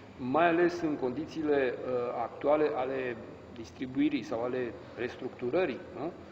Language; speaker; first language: Romanian; early bilingual, heritage; Romanian